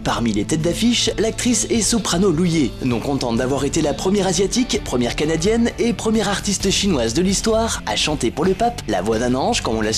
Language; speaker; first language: French; native; French